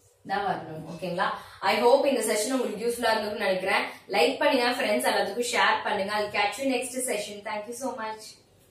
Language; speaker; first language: English; non-native, local second language; Tamil